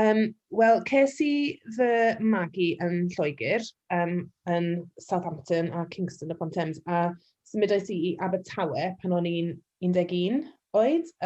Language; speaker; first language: Welsh; non-native, local second language; English